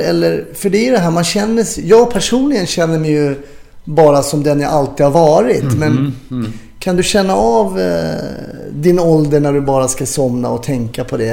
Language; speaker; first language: Swedish; native; Swedish